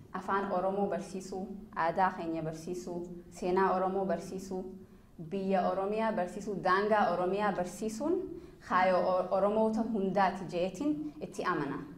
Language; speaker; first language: Oromo; early bilingual, heritage; Oromo